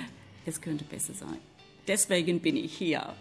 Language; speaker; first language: German; non-native, fluent; English